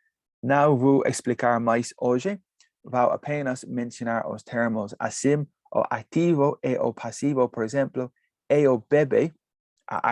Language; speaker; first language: Portuguese; non-native, learner; English